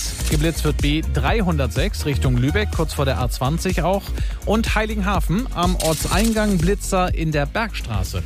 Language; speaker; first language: German; native; German